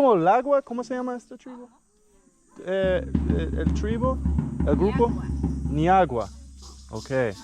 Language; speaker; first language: Spanish; non-native, learner; English